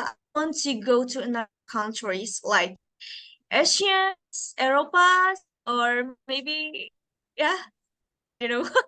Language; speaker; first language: English; non-native, learner; Indonesian